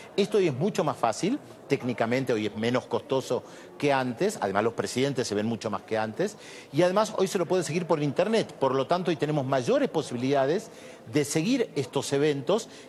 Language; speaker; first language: Spanish; native; Spanish